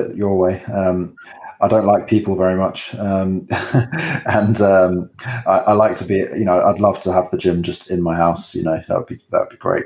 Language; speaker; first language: English; native; English